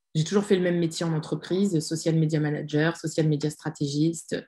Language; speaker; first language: French; native; French